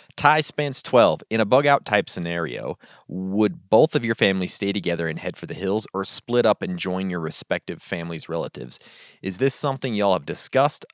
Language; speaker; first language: English; native; English